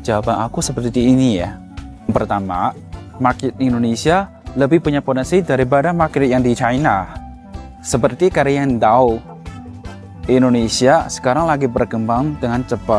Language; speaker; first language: Indonesian; non-native, fluent; Chinese